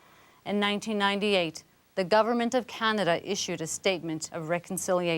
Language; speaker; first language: English; native; English